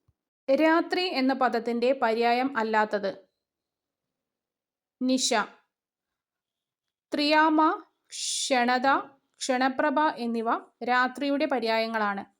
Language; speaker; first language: Malayalam; native; Malayalam